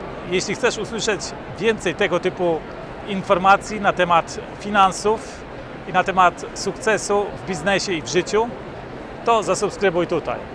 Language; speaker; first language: Polish; native; Polish